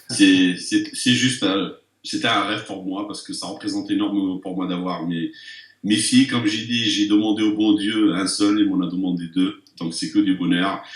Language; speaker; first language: French; early bilingual, other home language; Arabic